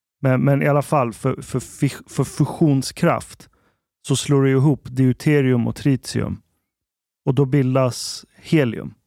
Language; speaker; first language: Swedish; early bilingual, other home language; Arabic